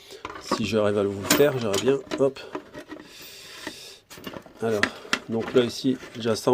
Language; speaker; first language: French; native; French